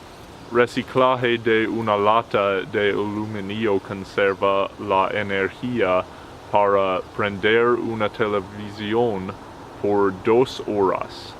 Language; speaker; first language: Spanish; non-native, learner; English